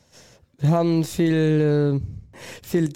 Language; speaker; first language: German; non-native, learner; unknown